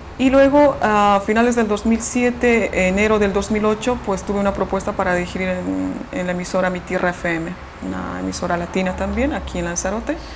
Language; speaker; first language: Spanish; native; Spanish